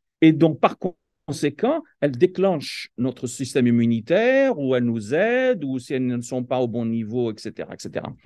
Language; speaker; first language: French; non-native, local second language; Kabyle